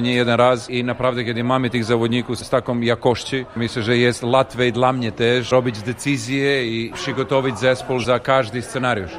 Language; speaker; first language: Polish; non-native, fluent; Serbian